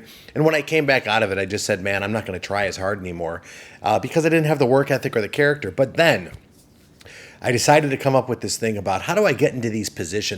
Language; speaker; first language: English; native; English